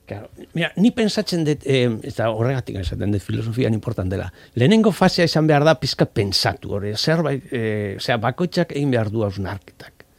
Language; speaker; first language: Basque; non-native, local second language; Spanish